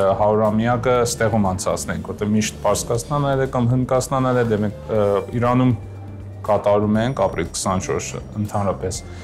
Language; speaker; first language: Armenian; early bilingual, heritage; Armenian